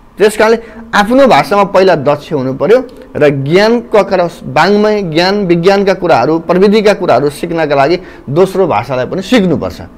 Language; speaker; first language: Nepali; native; Nepali